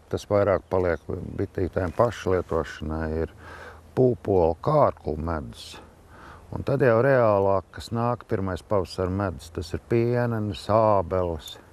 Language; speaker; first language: Latvian; native; Latvian